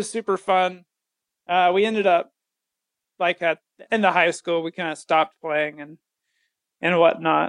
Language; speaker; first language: English; native; English